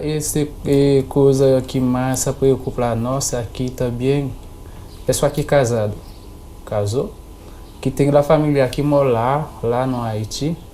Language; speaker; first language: Portuguese; non-native, learner; Haitian Creole